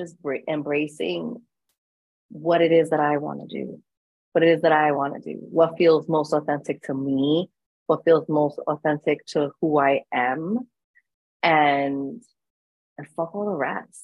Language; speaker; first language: English; native; English